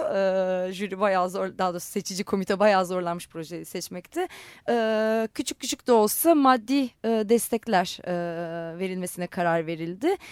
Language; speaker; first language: Turkish; non-native, local second language; Armenian